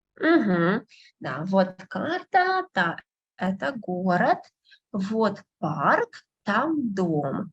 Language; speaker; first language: Russian; non-native, fluent; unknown